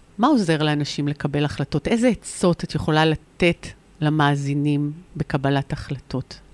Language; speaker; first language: Hebrew; native; Hebrew